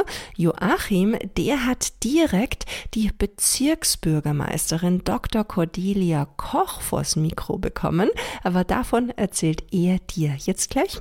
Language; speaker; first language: German; native; German